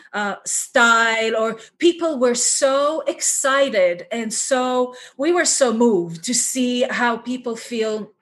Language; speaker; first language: English; non-native, fluent; Hebrew